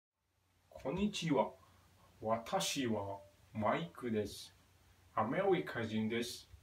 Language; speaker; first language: Japanese; non-native, fluent; Indonesian